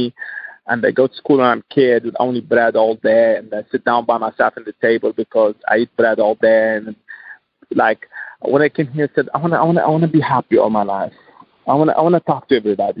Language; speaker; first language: English; non-native, learner; Arabic